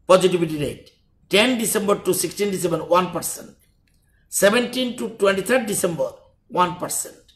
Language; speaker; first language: English; non-native, local second language; Bangla